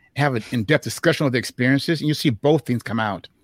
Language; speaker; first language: English; native; English